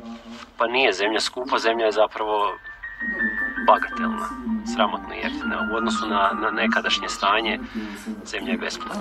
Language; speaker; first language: Croatian; native; Croatian